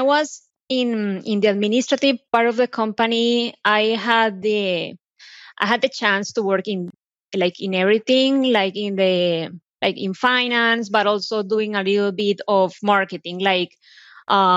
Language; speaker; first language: English; non-native, fluent; Spanish